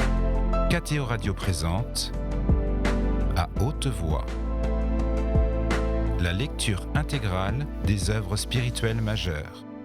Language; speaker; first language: French; native; French